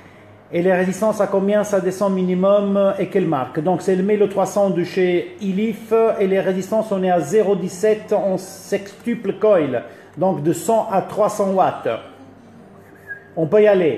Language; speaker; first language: French; early bilingual, other home language; Italian